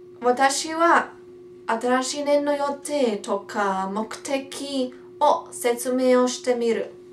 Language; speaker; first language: Japanese; non-native, learner; English